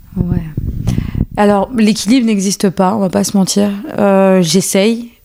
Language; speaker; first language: French; native; French